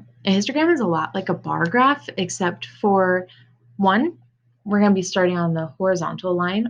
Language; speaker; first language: English; native; English